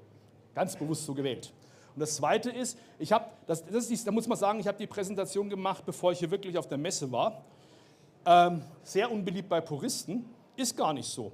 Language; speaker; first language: German; native; German